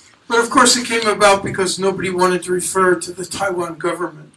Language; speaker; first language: English; native; English